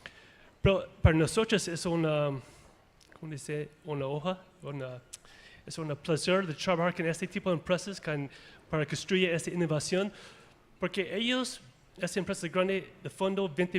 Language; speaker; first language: Spanish; non-native, fluent; English